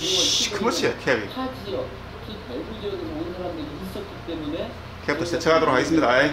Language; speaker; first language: Korean; native; Korean